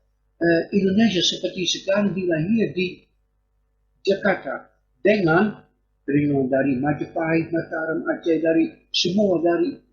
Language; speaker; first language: Indonesian; non-native, fluent; Dutch